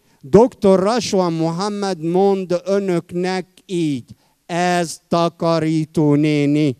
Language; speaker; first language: Hungarian; non-native, fluent; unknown